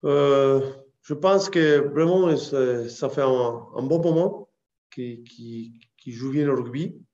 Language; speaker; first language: French; non-native, fluent; Spanish